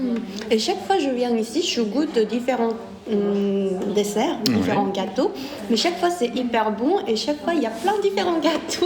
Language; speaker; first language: French; non-native, fluent; Korean